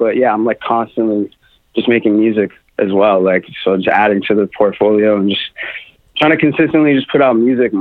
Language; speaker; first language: English; native; English